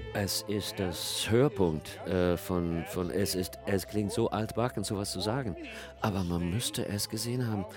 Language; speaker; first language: German; non-native, fluent; English